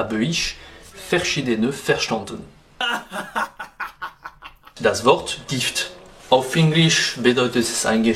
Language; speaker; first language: German; non-native, learner; French